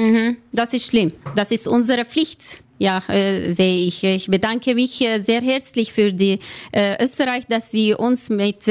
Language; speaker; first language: German; non-native, learner; Arabic